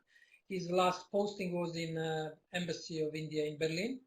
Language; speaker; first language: English; non-native, fluent; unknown